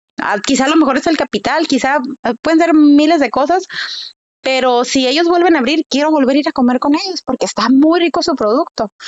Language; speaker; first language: Spanish; early bilingual, heritage; Spanish